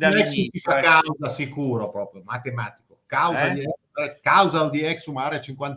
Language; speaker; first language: Italian; native; Italian